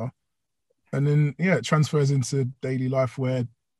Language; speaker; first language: English; native; English